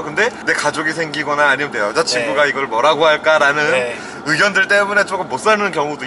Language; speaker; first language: Korean; native; Korean